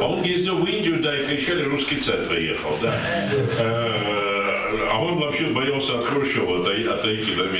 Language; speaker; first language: Russian; native; Russian